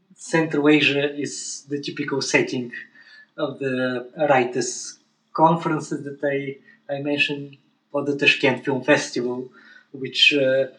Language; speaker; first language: English; non-native, fluent; Bulgarian